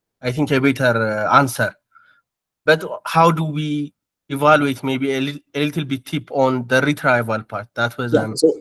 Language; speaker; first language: English; non-native, learner; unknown